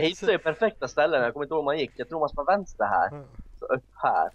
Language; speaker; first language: Swedish; native; Swedish